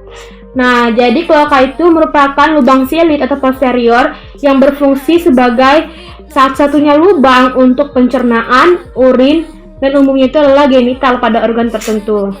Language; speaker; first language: Indonesian; native; Indonesian